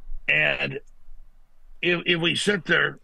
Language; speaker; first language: English; native; English